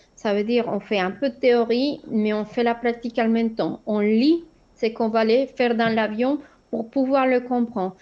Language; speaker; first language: French; non-native, fluent; Spanish